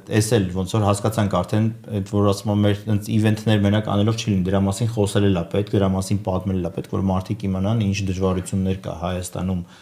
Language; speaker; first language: Armenian; native; Armenian